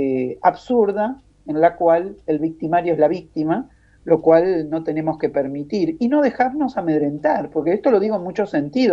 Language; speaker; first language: Spanish; native; Spanish